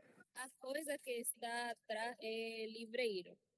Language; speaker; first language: Portuguese; non-native, learner; Spanish